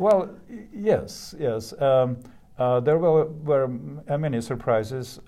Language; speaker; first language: English; non-native, fluent; Russian